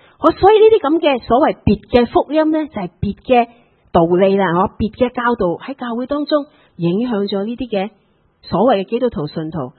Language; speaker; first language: Chinese; non-native, local second language; Cantonese